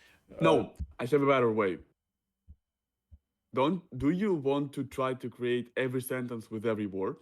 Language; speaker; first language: English; non-native, fluent; Russian